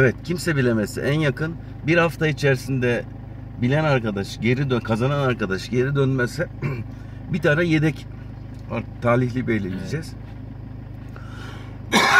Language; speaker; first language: Turkish; native; Turkish